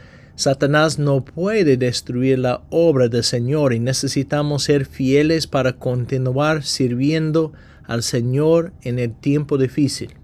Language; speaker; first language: Spanish; non-native, fluent; English